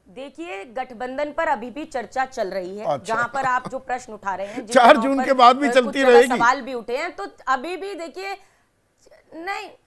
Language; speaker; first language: Hindi; native; Hindi